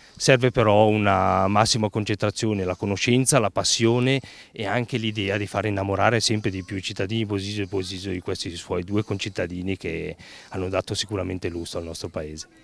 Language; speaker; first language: Italian; native; Italian